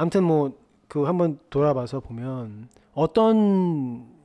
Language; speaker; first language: Korean; native; Korean